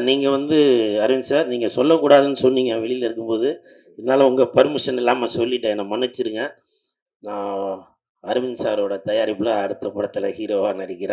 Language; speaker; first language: Tamil; native; Tamil